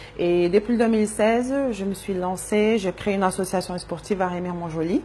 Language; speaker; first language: French; non-native, fluent; Portuguese